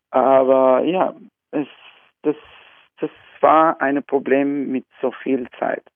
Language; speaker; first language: German; non-native, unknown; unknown